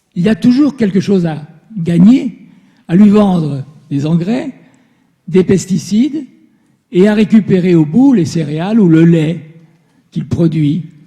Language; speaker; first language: French; native; French